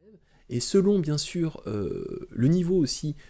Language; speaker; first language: French; native; French